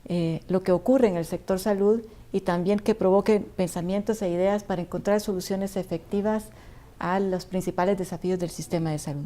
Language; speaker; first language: Spanish; native; Spanish